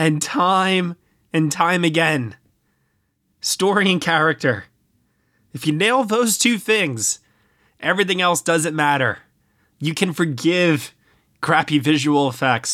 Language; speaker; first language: English; native; English